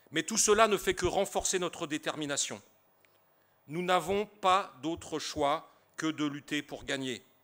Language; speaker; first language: French; native; French